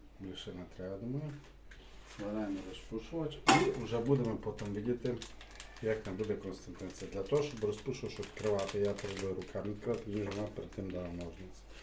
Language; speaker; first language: Ukrainian; native; Ukrainian